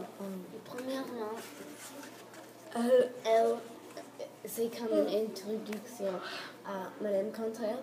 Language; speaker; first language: French; non-native, learner; English